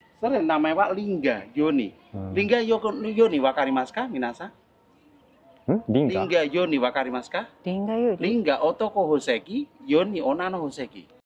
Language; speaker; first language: Japanese; non-native, learner; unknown